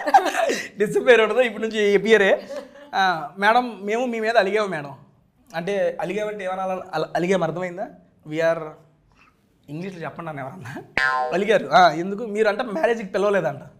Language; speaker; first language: Telugu; native; Telugu